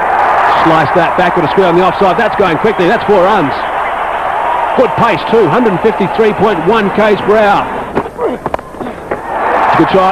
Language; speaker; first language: English; native; English